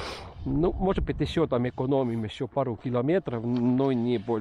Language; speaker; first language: Russian; non-native, local second language; Estonian